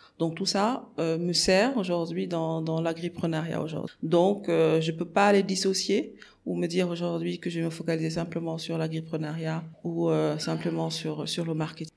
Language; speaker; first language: French; non-native, local second language; Wolof